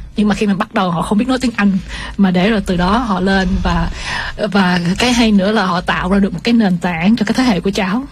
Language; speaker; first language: Vietnamese; early bilingual, heritage; Vietnamese